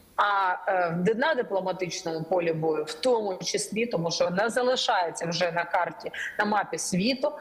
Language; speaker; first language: Ukrainian; native; Ukrainian